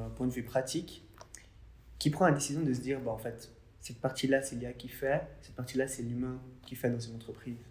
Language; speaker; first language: French; native; French